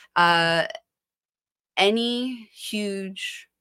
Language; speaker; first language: English; native; English